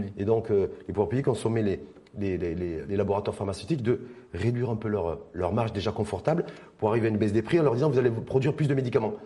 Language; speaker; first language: French; non-native, local second language; Arabic